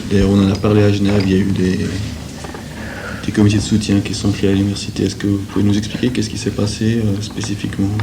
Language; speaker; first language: French; native; French